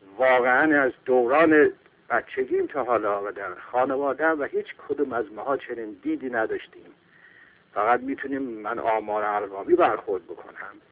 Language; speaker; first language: Persian; non-native, local second language; Azerbaijani